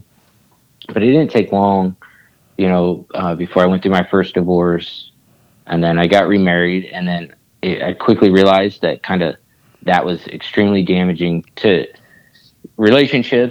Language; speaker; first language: English; native; English